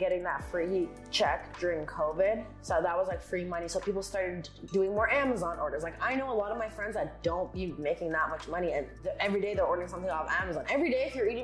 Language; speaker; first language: English; early bilingual, other home language; Persian